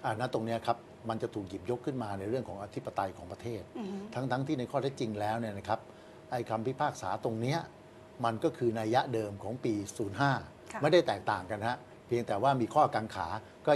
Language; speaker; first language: Thai; native; Thai